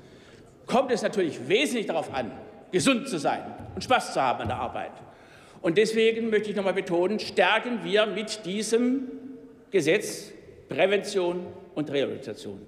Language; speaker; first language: German; native; German